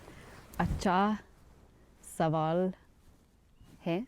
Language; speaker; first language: Hindi; non-native, learner; English